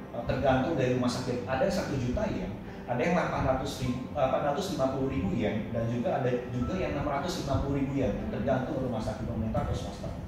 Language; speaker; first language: Indonesian; native; Indonesian